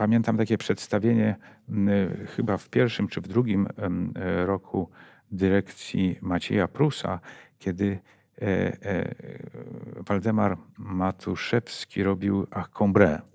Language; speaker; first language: Polish; native; Polish